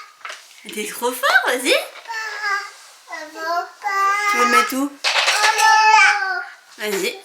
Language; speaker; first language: French; native; French